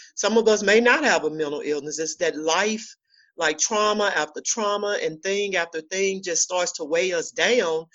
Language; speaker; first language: English; native; English